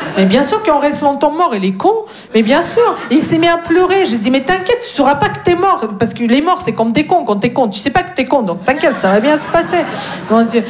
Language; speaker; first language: French; non-native, fluent; Russian